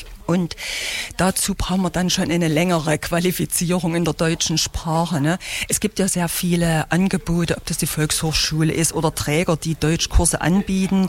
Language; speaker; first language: German; native; German